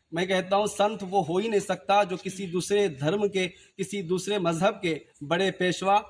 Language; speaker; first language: Urdu; native; Urdu